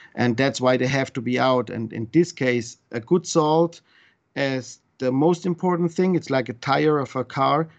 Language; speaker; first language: English; non-native, fluent; German